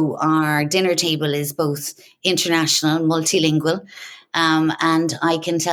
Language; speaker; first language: English; native; English